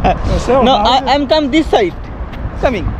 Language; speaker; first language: English; non-native, learner; Bangla